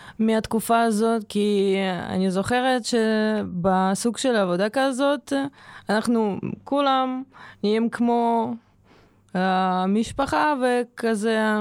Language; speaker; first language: Hebrew; non-native, fluent; Russian